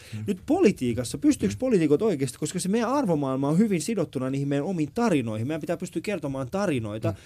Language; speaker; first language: Finnish; early bilingual, other home language; Persian